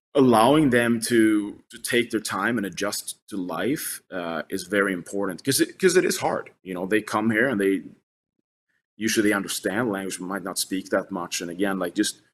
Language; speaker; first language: English; non-native, fluent; Swedish